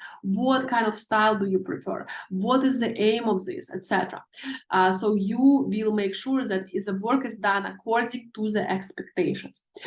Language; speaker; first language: English; non-native, fluent; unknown